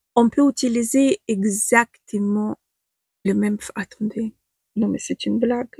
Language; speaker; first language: French; non-native, fluent; Ukrainian